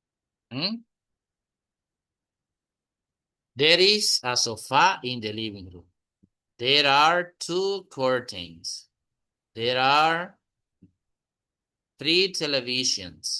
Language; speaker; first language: English; non-native, fluent; Spanish